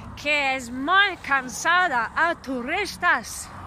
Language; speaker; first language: Spanish; non-native, learner; Norwegian